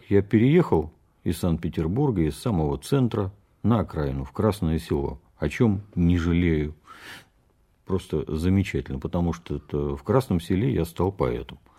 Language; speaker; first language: Russian; native; Russian